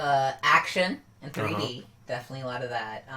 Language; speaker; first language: English; native; English